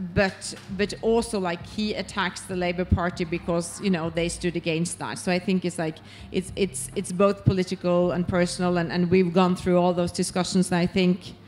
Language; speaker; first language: English; non-native, fluent; Norwegian